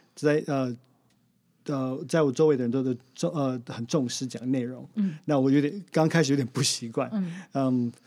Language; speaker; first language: Chinese; non-native, fluent; English